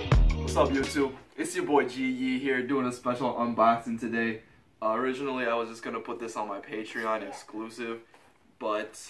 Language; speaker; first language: English; native; English